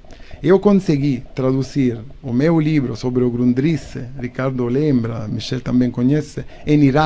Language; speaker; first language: Portuguese; non-native, learner; Italian